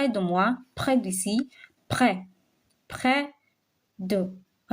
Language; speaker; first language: French; non-native, local second language; Swahili